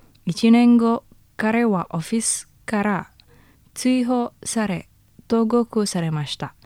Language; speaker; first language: Japanese; non-native, learner; Indonesian